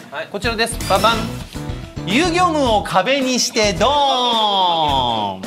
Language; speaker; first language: Japanese; native; Japanese